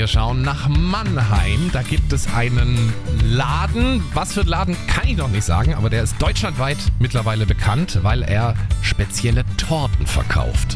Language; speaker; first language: German; native; German